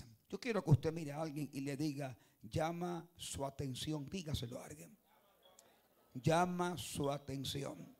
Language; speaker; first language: Spanish; native; Spanish